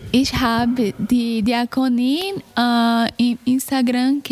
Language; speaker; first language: German; non-native, learner; Portuguese